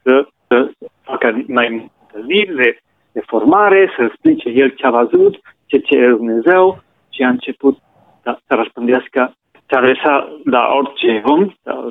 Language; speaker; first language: Romanian; non-native, fluent; Spanish